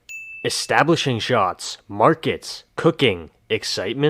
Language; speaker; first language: English; native; English